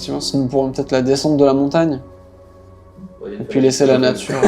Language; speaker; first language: French; native; French